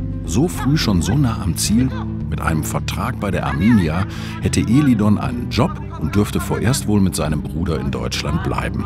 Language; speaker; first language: German; native; German